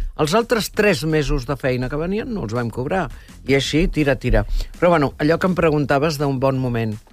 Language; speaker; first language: Catalan; early bilingual, heritage; Catalan